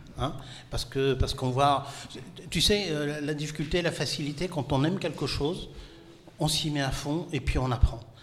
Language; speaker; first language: French; non-native, local second language; Arabic